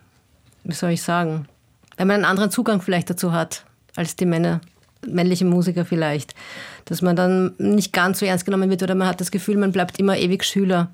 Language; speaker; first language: German; native; German